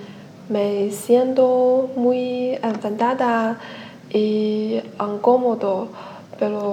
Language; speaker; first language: Spanish; non-native, learner; Chinese